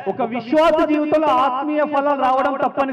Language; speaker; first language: Telugu; native; Telugu